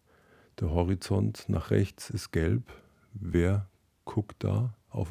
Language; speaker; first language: German; native; German